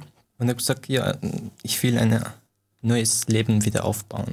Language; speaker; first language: German; non-native, fluent; Persian